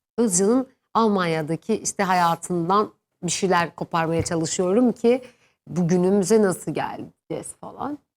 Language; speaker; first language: Turkish; native; Turkish